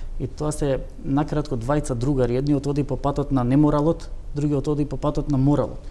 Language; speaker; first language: Macedonian; non-native, local second language; Turkish